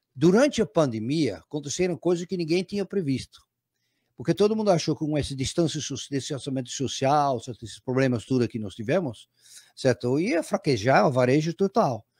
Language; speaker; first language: Portuguese; non-native, fluent; Dutch